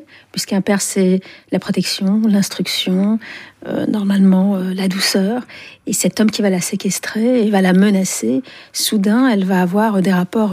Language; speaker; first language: French; native; French